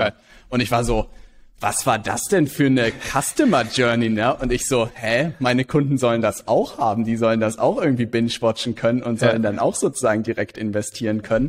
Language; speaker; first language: German; native; German